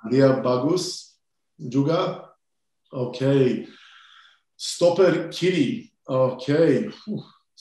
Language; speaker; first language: Indonesian; non-native, fluent; English